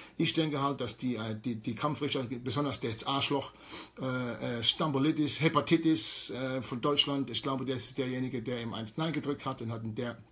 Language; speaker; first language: German; early bilingual, heritage; German